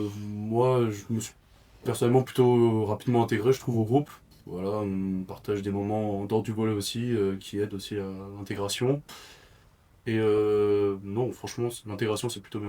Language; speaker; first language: French; native; French